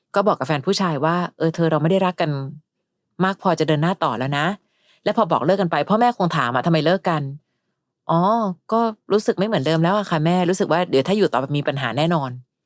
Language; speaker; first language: Thai; native; Thai